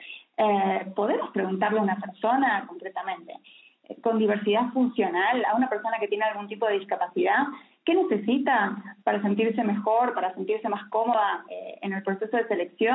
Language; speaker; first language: Spanish; native; Spanish